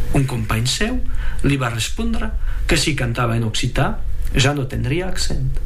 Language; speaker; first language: Catalan; non-native, fluent; French